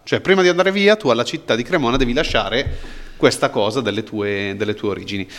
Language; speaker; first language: Italian; native; Italian